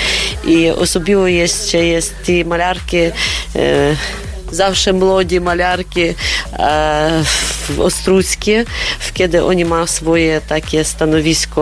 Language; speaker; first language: Polish; non-native, learner; Ukrainian